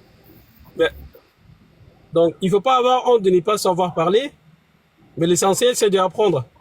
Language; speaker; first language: French; non-native, fluent; Arabic